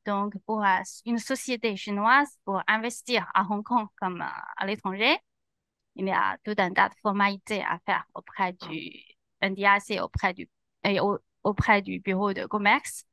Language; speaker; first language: French; non-native, fluent; Chinese